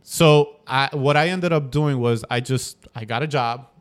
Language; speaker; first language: English; early bilingual, other home language; Spanish